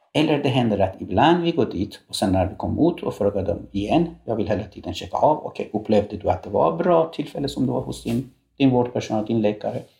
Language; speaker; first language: Swedish; non-native, fluent; Persian